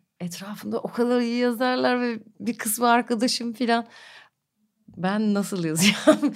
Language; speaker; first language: Turkish; native; Turkish